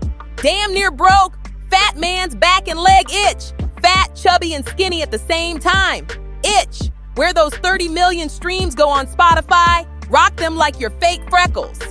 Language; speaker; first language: English; native; English